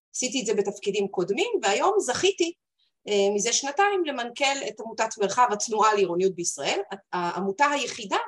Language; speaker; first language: Hebrew; native; Hebrew